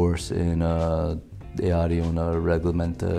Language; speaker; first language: Romanian; non-native, learner; English